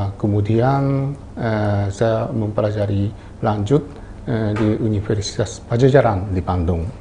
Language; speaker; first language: Indonesian; non-native, fluent; Japanese